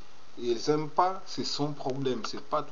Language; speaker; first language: French; non-native, learner; Portuguese